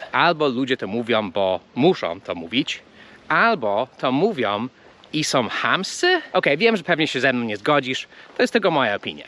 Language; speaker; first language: Polish; non-native, fluent; English